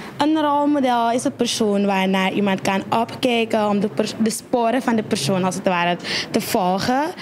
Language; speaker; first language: Dutch; native; Dutch